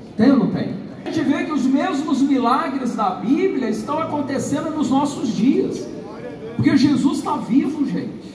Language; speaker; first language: Portuguese; native; Portuguese